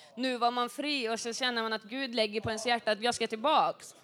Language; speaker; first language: Swedish; native; Swedish